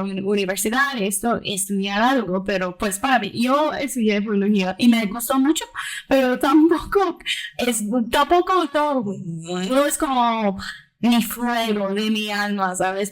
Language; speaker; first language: Spanish; early bilingual, heritage; Spanish